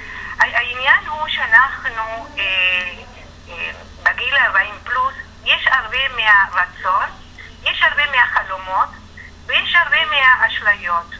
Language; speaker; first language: Hebrew; non-native, fluent; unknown